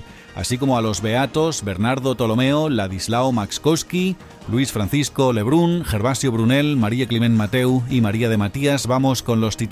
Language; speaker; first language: Spanish; native; Spanish